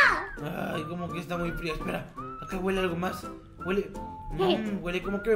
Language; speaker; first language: Spanish; native; Spanish